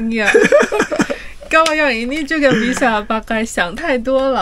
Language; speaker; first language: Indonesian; non-native, fluent; Chinese